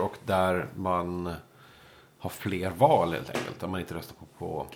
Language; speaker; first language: Swedish; native; Swedish